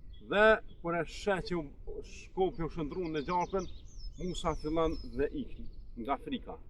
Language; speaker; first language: Albanian; native; Albanian